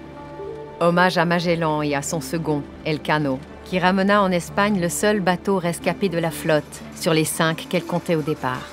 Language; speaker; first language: French; native; French